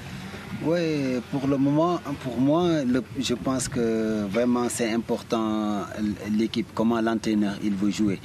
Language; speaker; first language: French; early bilingual, heritage; Italian